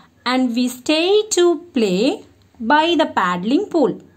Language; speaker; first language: English; non-native, local second language; Tamil